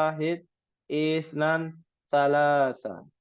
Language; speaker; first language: Arabic; non-native, fluent; Indonesian